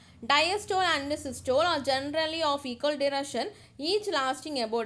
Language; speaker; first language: English; non-native, local second language; Tamil